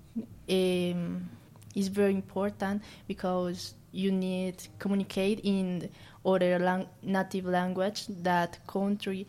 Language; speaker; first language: English; non-native, learner; Spanish